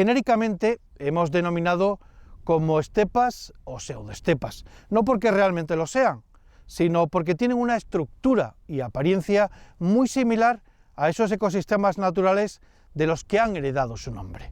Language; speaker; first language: Spanish; native; Spanish